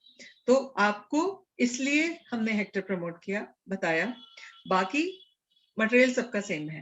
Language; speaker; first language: Hindi; native; Hindi